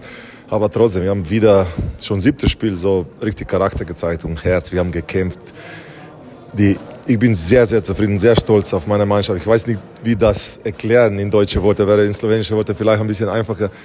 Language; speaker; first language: German; non-native, fluent; Slovenian